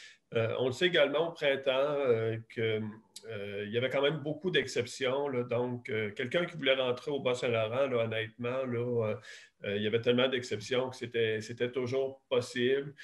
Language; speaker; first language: French; native; French